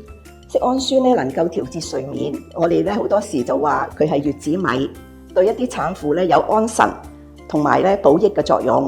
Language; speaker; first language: Cantonese; native; Cantonese